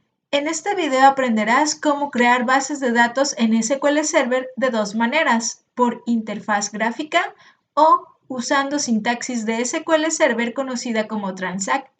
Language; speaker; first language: Spanish; native; Spanish